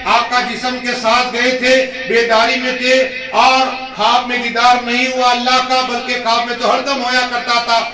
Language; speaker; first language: Urdu; non-native, local second language; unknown